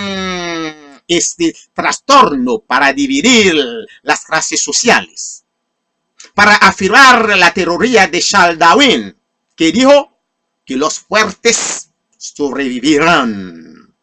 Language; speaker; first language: Spanish; non-native, fluent; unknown